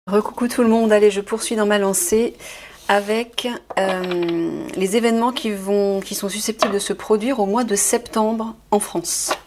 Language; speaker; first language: French; native; French